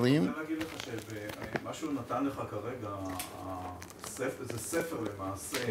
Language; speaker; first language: Hebrew; native; Hebrew